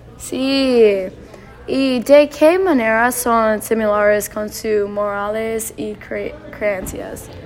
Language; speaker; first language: Spanish; non-native, learner; English